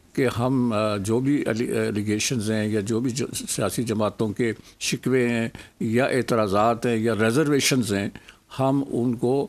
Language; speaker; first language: Urdu; native; Urdu